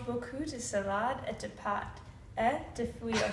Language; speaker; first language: French; non-native, learner; English